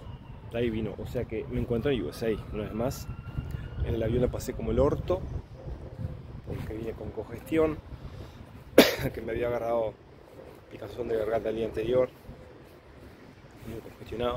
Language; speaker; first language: Spanish; native; Spanish